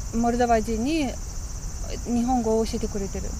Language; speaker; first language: Japanese; non-native, fluent; Romanian